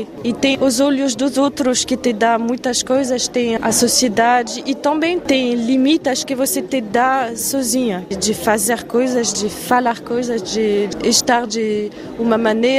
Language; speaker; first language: Portuguese; non-native, fluent; French